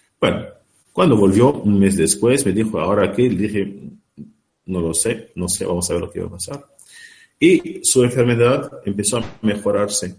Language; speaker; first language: Spanish; non-native, learner; Arabic